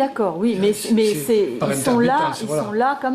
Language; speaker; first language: French; native; French